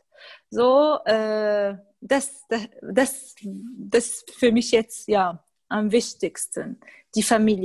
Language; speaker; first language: German; non-native, fluent; Arabic